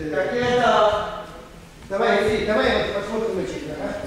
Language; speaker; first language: Russian; non-native, learner; Serbian